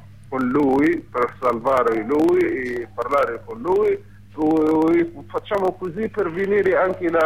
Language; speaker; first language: Italian; non-native, learner; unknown